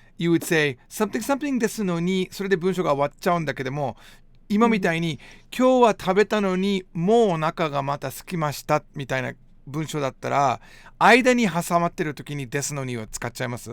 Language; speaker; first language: Japanese; non-native, fluent; English